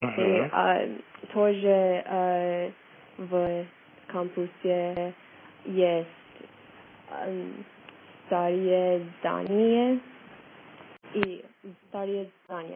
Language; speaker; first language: Russian; non-native, learner; English